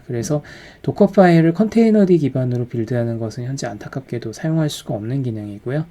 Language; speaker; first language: Korean; native; Korean